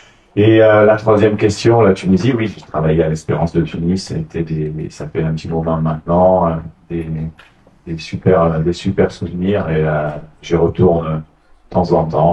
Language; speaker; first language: French; non-native, fluent; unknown